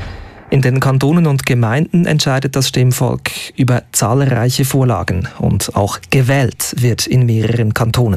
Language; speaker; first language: German; native; German